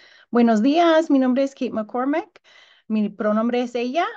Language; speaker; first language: Spanish; non-native, learner; English